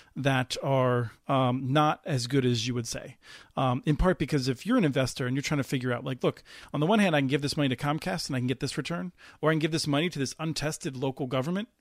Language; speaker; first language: English; native; English